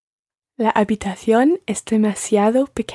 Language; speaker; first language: Spanish; non-native, learner; English